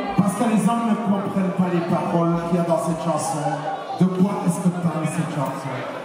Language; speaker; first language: French; non-native, local second language; Kinyarwanda